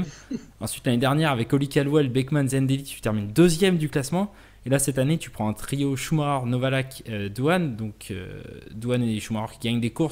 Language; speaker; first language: French; native; French